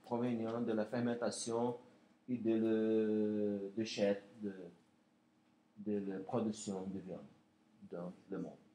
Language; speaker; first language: French; non-native, learner; Portuguese